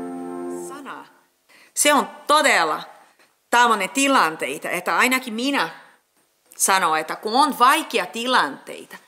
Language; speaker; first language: Finnish; non-native, learner; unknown